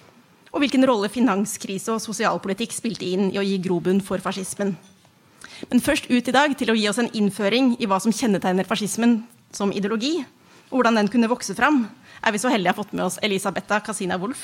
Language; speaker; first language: Norwegian; native; Norwegian